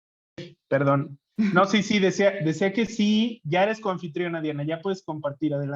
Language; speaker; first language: Spanish; native; Spanish